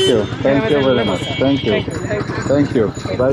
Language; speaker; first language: English; non-native, learner; Polish